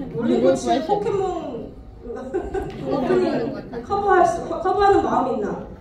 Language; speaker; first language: Korean; early bilingual, heritage; English